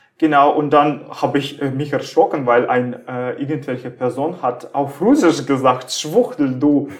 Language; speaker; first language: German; non-native, fluent; Russian